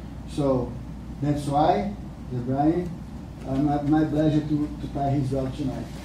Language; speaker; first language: English; non-native, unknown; Portuguese